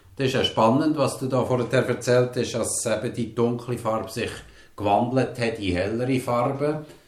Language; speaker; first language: German; native; German